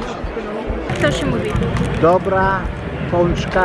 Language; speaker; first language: Polish; native; Polish